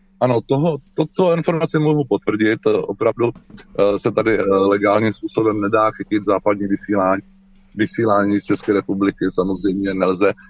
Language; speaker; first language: Czech; native; Czech